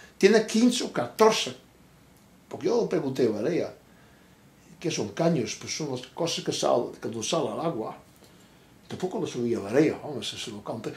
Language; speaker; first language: Spanish; non-native, fluent; Dutch